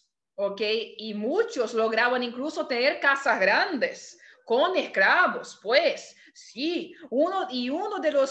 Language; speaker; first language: Spanish; non-native, fluent; Portuguese